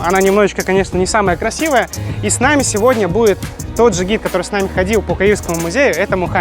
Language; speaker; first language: Russian; native; Russian